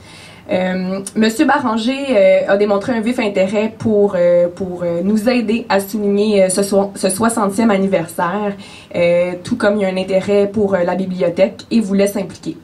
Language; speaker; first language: French; native; French